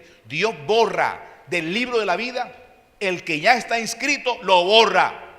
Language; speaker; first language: Spanish; native; Spanish